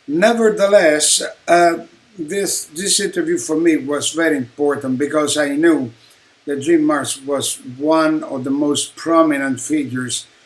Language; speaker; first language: English; non-native, fluent; Italian